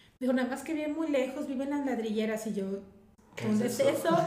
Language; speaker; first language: Spanish; native; Spanish